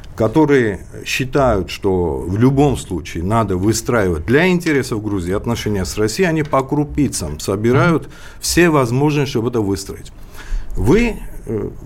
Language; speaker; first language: Russian; non-native, local second language; Georgian